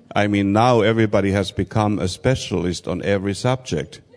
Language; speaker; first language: English; non-native, fluent; Finnish